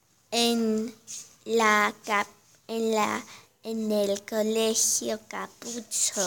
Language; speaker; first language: Spanish; non-native, learner; German